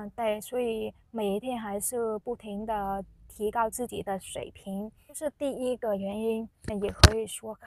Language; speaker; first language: Chinese; non-native, fluent; Vietnamese